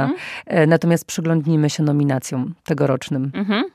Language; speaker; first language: Polish; native; Polish